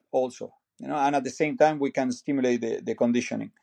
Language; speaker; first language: English; non-native, fluent; Spanish